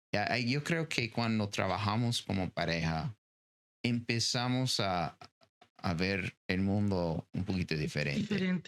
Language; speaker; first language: Spanish; non-native, fluent; English